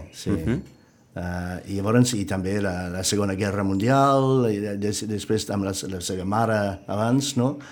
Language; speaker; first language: Catalan; non-native, fluent; English